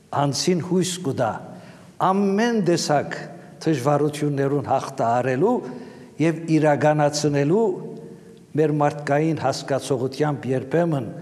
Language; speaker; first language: Armenian; native; Armenian